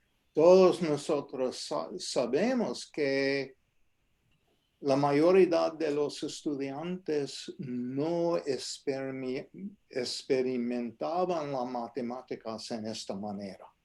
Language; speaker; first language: Spanish; non-native, fluent; English